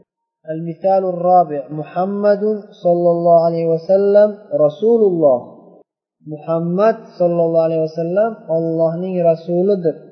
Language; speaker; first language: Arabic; non-native, fluent; Uzbek